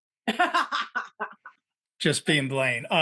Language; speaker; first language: English; native; English